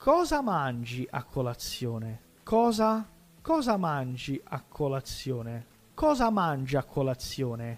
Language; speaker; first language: Italian; non-native, fluent; Portuguese